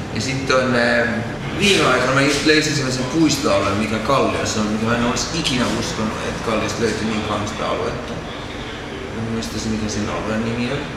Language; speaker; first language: Finnish; early bilingual, other home language; Persian